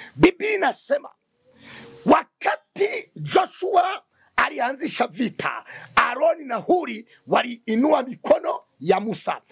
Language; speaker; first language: Swahili; non-native, local second language; Kinyarwanda